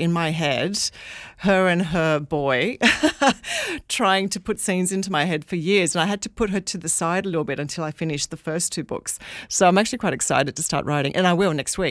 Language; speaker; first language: English; native; English